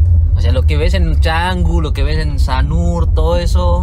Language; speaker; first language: Spanish; non-native, fluent; Min Nan Chinese